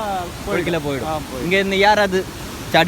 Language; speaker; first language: Tamil; non-native, learner; Malayalam